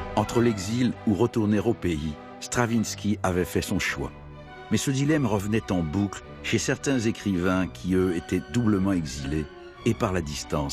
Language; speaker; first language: French; native; French